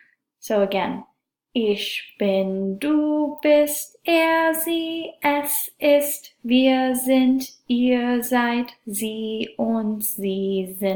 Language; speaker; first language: German; non-native, fluent; English